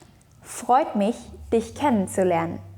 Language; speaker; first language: German; non-native, fluent; Indonesian